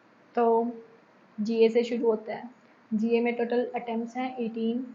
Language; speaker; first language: Hindi; native; Hindi